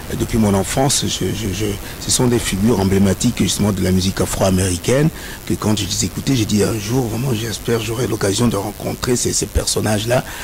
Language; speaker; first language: French; non-native, local second language; Kongo